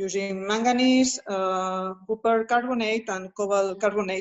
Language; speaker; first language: English; non-native, learner; Spanish